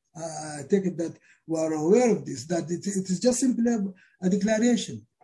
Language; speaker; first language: English; non-native, fluent; Arabic